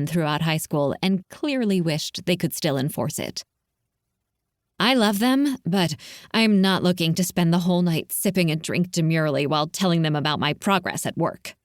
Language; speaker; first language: English; native; English